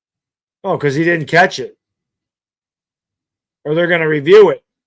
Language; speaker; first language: English; native; English